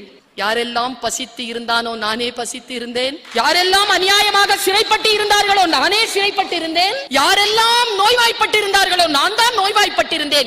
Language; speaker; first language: Tamil; native; Tamil